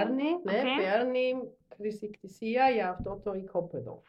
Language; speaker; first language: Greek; non-native, learner; German